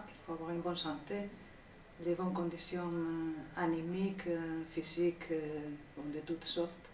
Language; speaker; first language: French; non-native, fluent; Spanish